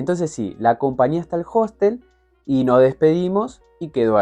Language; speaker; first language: Spanish; native; Spanish